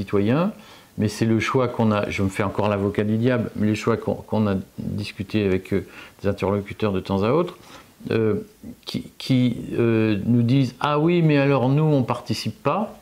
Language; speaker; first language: French; native; French